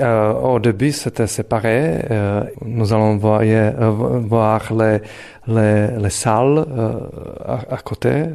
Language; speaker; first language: French; non-native, fluent; Czech